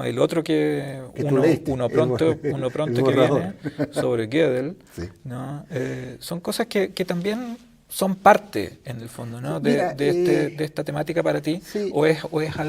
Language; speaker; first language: Spanish; native; Spanish